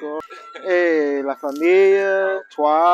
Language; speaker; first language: French; non-native, learner; English